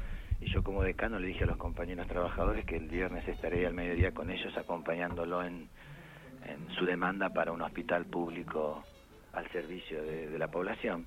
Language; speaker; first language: Spanish; native; Spanish